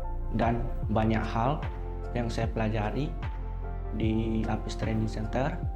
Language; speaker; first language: Indonesian; non-native, local second language; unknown